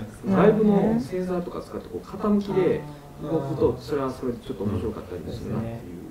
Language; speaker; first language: Japanese; native; Japanese